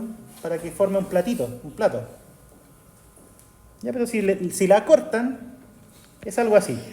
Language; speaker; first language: Spanish; native; Spanish